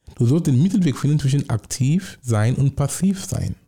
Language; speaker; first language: German; non-native, fluent; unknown